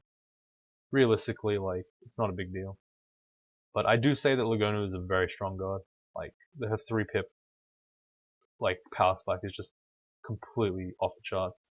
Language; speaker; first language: English; native; English